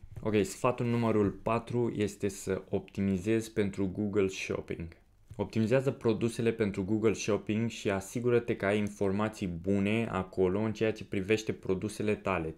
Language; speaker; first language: Romanian; native; Romanian